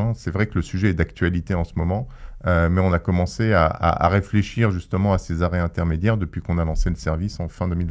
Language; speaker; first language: French; native; French